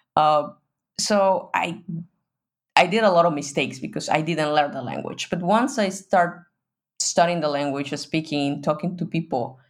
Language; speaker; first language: English; non-native, fluent; Spanish